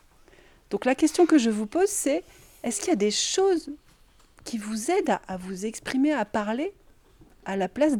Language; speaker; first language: French; native; French